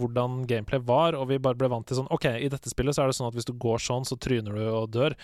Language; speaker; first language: Norwegian; native; Norwegian